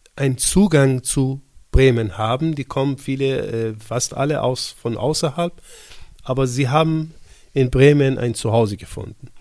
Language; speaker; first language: German; non-native, fluent; Persian